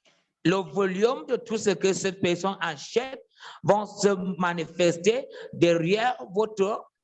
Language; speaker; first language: French; non-native, fluent; English